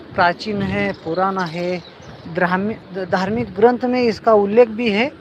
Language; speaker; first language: Hindi; non-native, local second language; Marathi